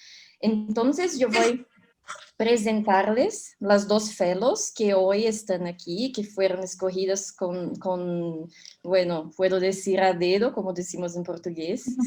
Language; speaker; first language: Spanish; non-native, fluent; Portuguese